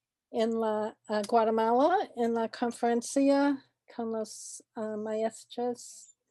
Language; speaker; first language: Spanish; non-native, learner; English